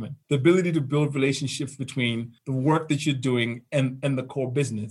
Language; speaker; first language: English; non-native, local second language; Shona